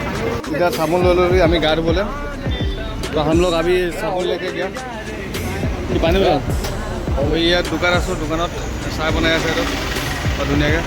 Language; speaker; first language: Hindi; non-native, local second language; Assamese